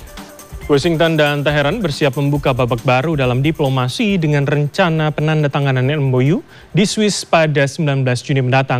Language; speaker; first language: Indonesian; native; Indonesian